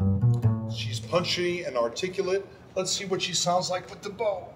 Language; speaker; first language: English; native; English